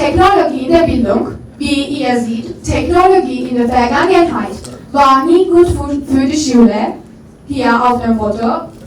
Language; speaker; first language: German; non-native, learner; Turkish